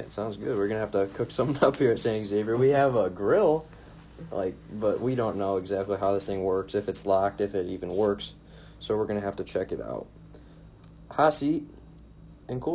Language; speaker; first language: English; native; English